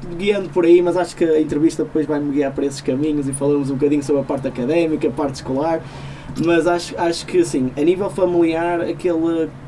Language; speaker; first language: Portuguese; native; Portuguese